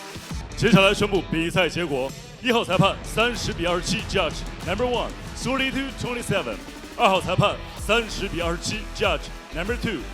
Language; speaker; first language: Chinese; native; Chinese